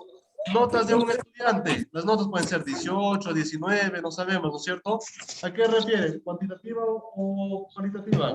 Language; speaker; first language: Spanish; native; Spanish